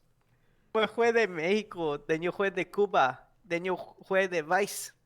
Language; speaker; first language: Spanish; non-native, learner; English